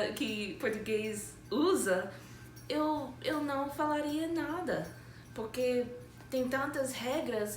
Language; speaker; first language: Portuguese; non-native, fluent; English